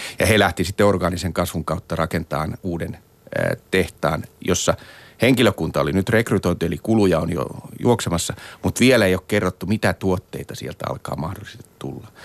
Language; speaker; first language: Finnish; native; Finnish